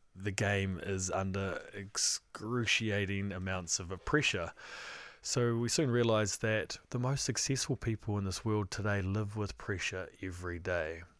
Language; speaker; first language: English; native; English